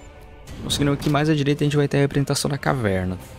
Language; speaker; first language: Portuguese; native; Portuguese